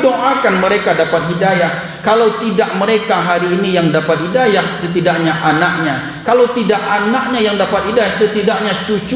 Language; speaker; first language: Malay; non-native, local second language; Minangkabau